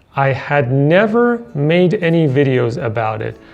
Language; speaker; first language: English; non-native, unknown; Persian